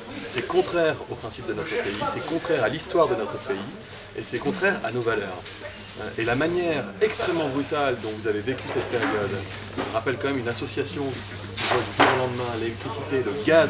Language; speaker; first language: French; native; French